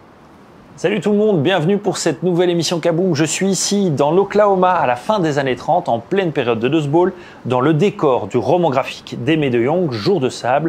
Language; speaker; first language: French; native; French